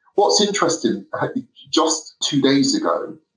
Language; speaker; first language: English; native; English